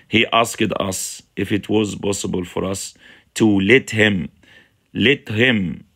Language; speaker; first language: English; non-native, fluent; Arabic